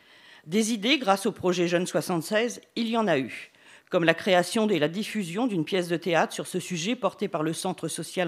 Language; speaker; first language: French; native; French